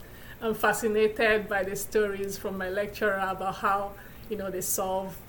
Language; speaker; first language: English; non-native, local second language; Igbo